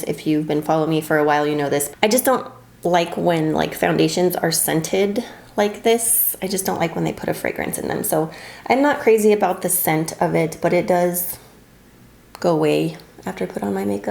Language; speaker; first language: English; native; English